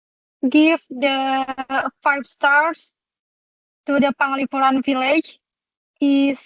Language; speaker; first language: English; non-native, local second language; Indonesian